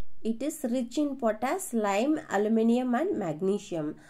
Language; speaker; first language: English; non-native, local second language; Tamil